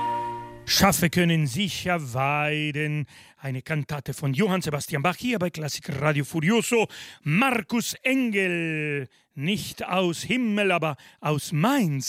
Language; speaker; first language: German; non-native, fluent; Spanish